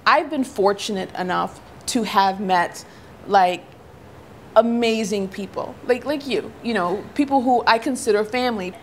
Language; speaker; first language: English; native; English